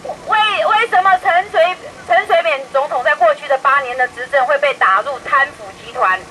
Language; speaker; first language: Chinese; non-native, local second language; Min Nan Chinese